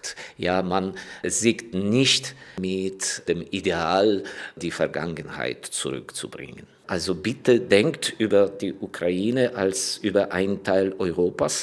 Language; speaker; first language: German; non-native, fluent; Ukrainian